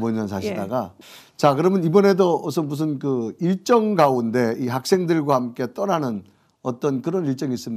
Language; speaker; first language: Korean; native; Korean